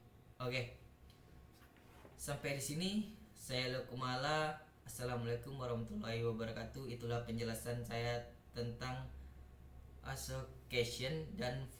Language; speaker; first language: Indonesian; native; Indonesian